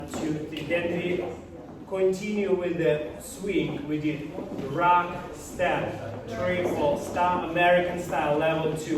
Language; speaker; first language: English; non-native, fluent; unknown